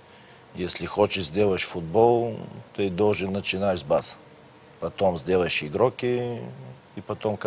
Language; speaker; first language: Russian; non-native, learner; Bulgarian